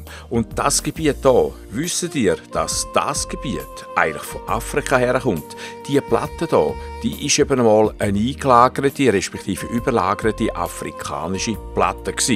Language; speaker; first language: German; native; German